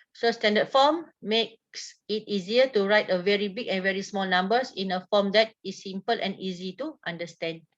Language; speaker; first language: English; non-native, local second language; Malay